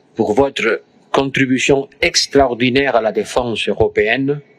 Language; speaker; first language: French; non-native, fluent; Spanish